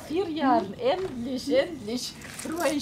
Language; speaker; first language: German; non-native, fluent; Russian